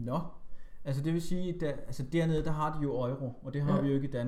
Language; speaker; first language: Danish; native; Danish